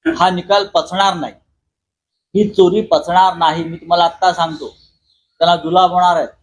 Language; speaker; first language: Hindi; non-native, local second language; Marathi